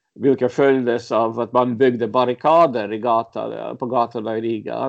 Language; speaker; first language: Swedish; early bilingual, other home language; Latvian